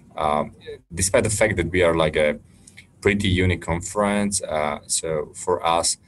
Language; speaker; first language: English; non-native, fluent; Slovak